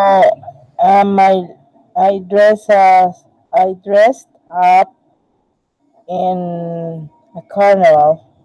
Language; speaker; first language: English; non-native, learner; Spanish